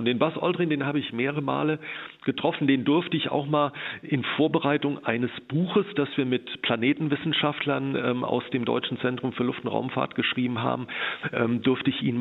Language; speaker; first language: German; native; German